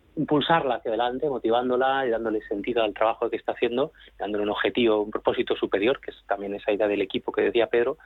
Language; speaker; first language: Spanish; native; Spanish